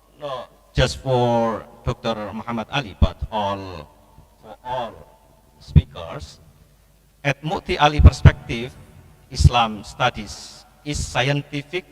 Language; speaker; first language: English; non-native, learner; Indonesian